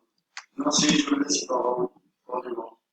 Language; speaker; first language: French; non-native, learner; Arabic